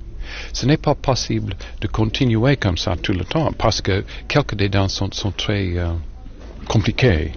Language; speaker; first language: French; non-native, fluent; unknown